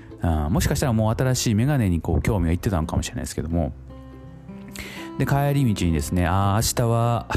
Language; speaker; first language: Japanese; native; Japanese